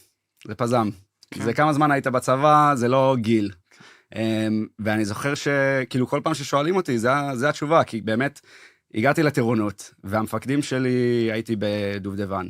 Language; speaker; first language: Hebrew; early bilingual, heritage; English